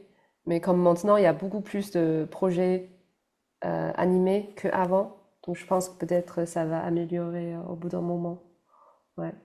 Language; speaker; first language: French; non-native, fluent; Chinese